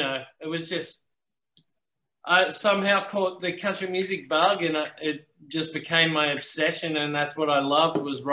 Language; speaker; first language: English; native; English